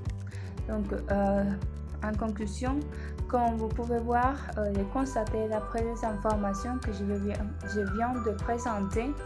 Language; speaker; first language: French; non-native, learner; Spanish